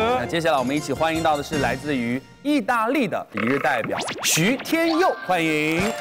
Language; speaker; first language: Chinese; native; Chinese